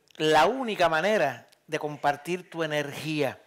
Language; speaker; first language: Spanish; native; Spanish